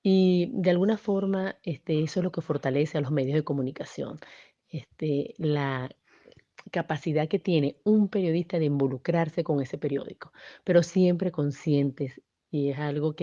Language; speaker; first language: Spanish; native; Spanish